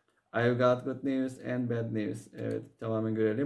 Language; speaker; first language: English; non-native, fluent; Turkish